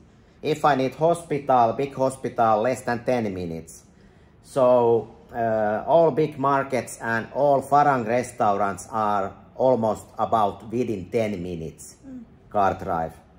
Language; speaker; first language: English; non-native, fluent; Finnish